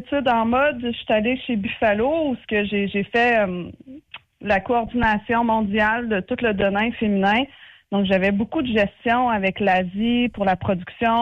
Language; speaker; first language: French; native; French